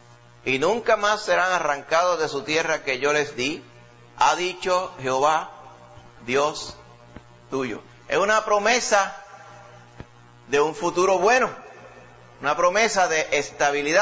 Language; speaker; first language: Spanish; native; Spanish